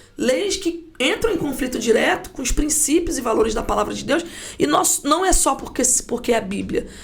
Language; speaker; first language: Portuguese; native; Portuguese